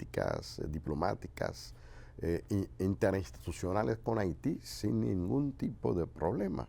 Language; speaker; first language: Spanish; non-native, fluent; Haitian Creole